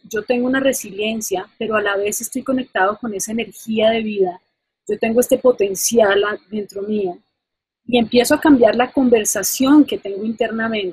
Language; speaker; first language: Spanish; native; Spanish